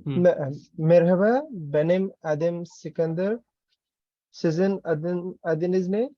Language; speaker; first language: Turkish; non-native, learner; Urdu